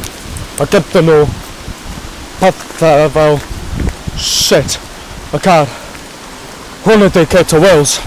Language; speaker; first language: Welsh; non-native, learner; English